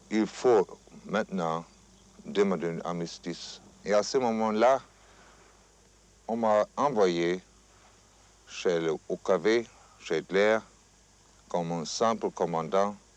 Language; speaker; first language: French; non-native, fluent; German